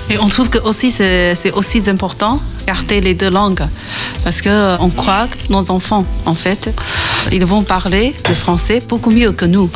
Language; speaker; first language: French; non-native, fluent; Chinese